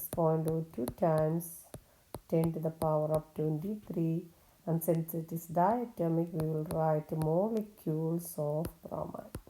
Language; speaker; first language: English; non-native, local second language; Malayalam